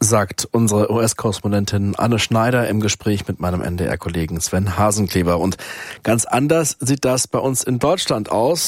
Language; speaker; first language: German; native; German